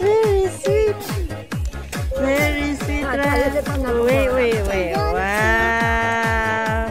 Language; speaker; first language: English; non-native, learner; Filipino